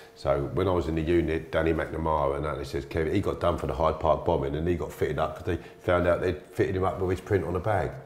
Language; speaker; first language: English; native; English